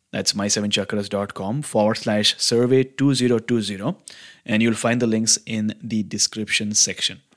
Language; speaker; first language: English; non-native, local second language; Hindi